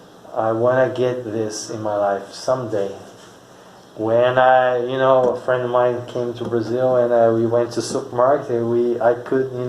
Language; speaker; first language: English; non-native, fluent; Portuguese